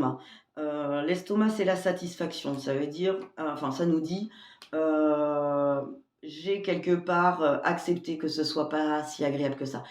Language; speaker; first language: French; native; French